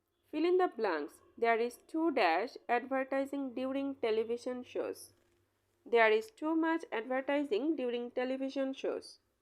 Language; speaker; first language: English; non-native, local second language; Bangla